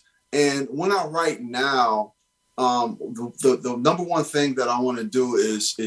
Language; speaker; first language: English; native; English